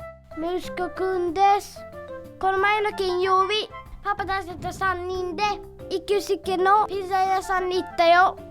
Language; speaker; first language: Japanese; early bilingual, heritage; Japanese